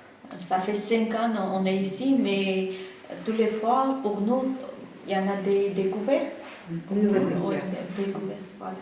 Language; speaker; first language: French; non-native, learner; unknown